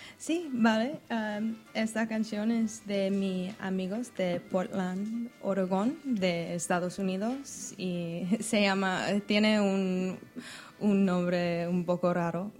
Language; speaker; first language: Spanish; non-native, learner; English